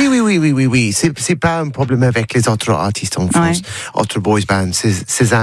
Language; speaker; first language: French; non-native, learner; English